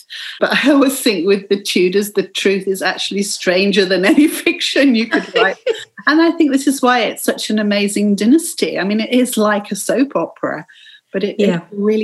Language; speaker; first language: English; native; English